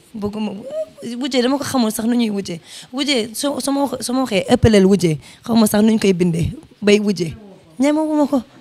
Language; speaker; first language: Wolof; early bilingual, heritage; Fula